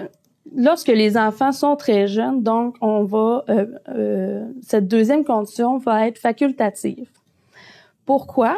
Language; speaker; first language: French; native; French